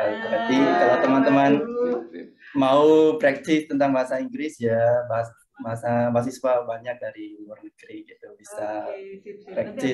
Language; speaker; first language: Indonesian; non-native, fluent; Khmer